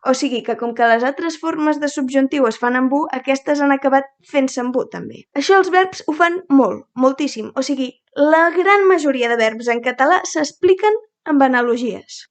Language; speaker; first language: Catalan; native; Catalan